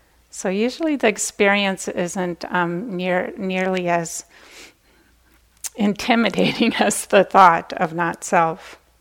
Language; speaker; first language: English; native; English